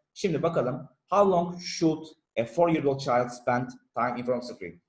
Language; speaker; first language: English; non-native, fluent; Turkish